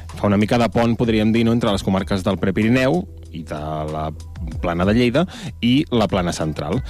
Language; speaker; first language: Catalan; native; Catalan